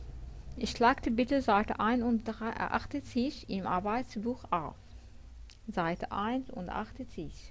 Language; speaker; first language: German; non-native, fluent; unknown